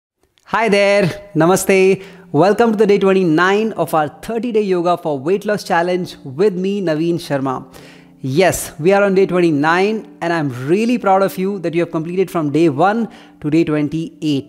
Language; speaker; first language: English; non-native, local second language; Hindi